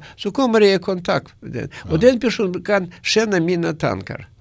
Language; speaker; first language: Swedish; non-native, learner; Russian